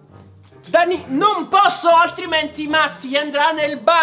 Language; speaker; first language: Italian; native; Italian